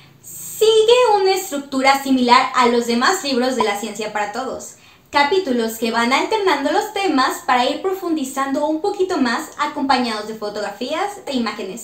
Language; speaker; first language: Spanish; native; Spanish